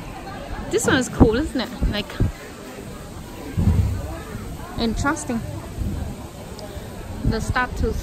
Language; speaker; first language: English; non-native, fluent; Khmer